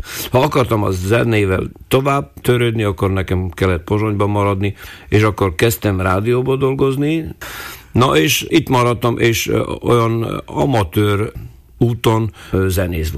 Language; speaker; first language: Hungarian; non-native, local second language; Slovak